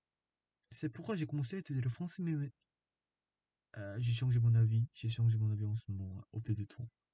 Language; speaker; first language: French; non-native, fluent; Korean